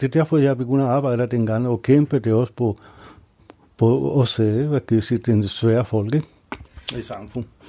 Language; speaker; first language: Danish; non-native, learner; Spanish